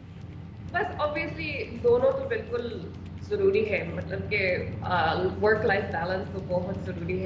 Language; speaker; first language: Hindi; non-native, learner; English